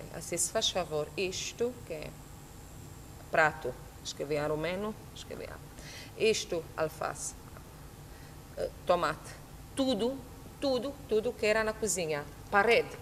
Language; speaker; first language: Portuguese; non-native, learner; Romanian